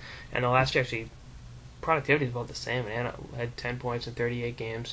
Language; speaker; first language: English; native; English